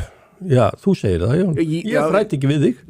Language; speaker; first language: Icelandic; native; Icelandic